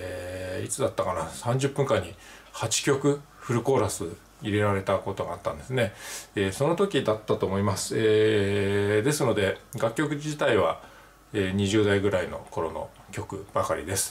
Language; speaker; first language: Japanese; native; Japanese